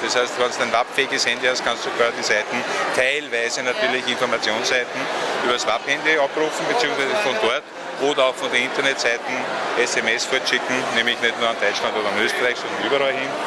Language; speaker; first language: German; native; German